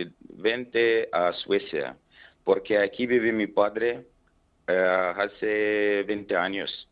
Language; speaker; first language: Spanish; non-native, learner; Belarusian